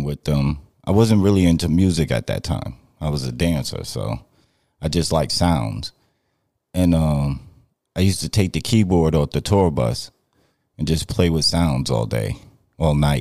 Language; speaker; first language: English; native; English